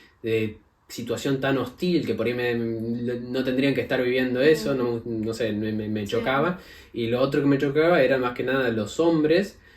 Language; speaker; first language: Spanish; native; Spanish